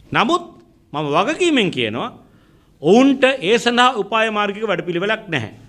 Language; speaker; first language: Sinhala; native; Sinhala